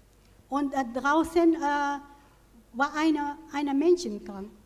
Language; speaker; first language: German; non-native, fluent; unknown